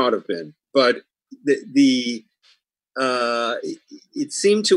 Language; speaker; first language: English; native; English